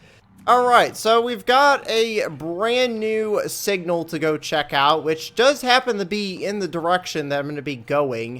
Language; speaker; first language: English; native; English